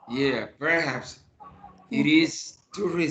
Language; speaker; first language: English; non-native, fluent; Spanish